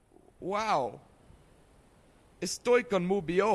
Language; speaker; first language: Spanish; non-native, learner; English